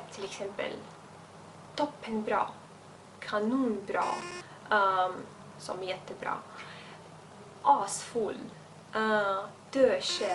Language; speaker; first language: Swedish; non-native, fluent; Russian